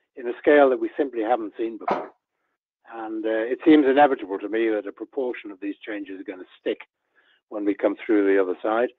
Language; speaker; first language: English; native; English